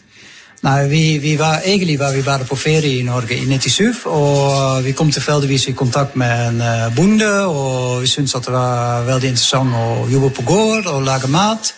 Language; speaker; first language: Norwegian; non-native, fluent; Dutch